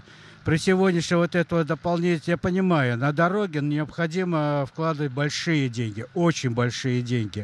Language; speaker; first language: Russian; native; Russian